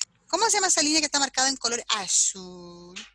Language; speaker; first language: Spanish; native; Spanish